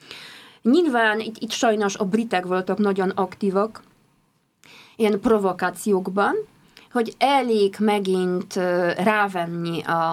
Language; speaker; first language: Hungarian; non-native, fluent; Polish